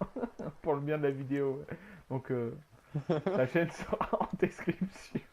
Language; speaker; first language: French; native; French